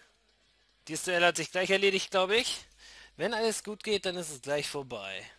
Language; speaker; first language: German; native; German